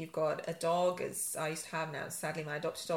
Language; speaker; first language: English; native; English